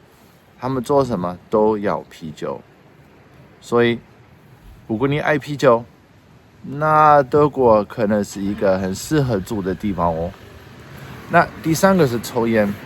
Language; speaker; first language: Chinese; non-native, fluent; Dutch